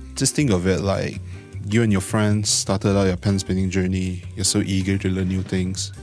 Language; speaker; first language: English; non-native, local second language; Chinese